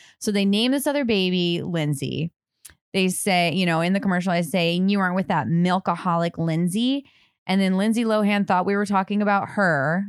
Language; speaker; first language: English; native; English